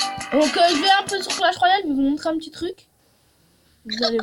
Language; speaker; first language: French; native; French